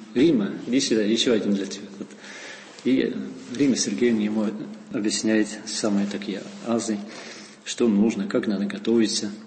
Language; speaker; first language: Russian; non-native, fluent; Dutch